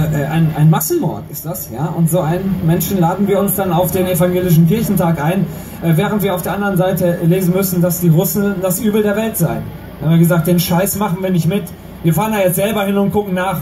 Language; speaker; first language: German; native; German